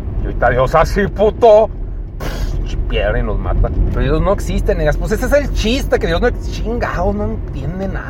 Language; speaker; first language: Spanish; native; Spanish